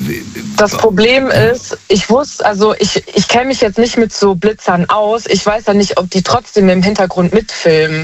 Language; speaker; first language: German; native; German